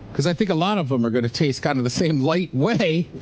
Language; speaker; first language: English; native; English